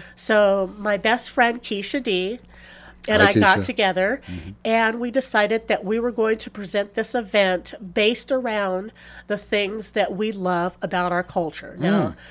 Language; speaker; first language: English; native; English